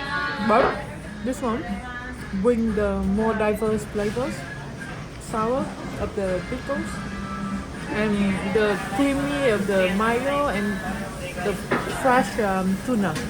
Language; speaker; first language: English; non-native, fluent; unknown